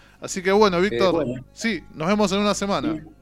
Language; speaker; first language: Spanish; native; Spanish